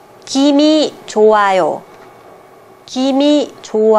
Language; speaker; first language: Korean; non-native, fluent; Chinese